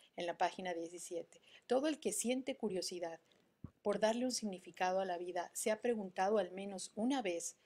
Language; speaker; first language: Spanish; native; Spanish